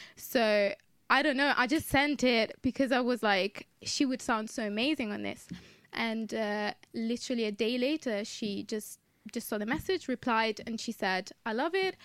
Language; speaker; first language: English; non-native, fluent; Italian